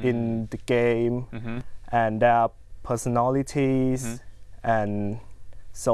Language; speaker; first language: English; non-native, fluent; Thai